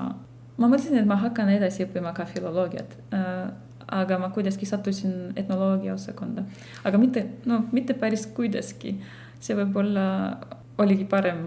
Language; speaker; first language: Estonian; non-native, fluent; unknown